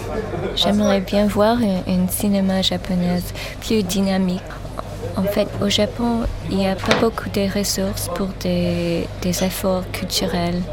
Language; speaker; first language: French; non-native, fluent; English